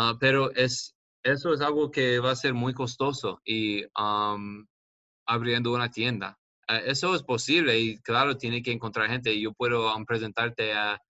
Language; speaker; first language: Spanish; non-native, learner; English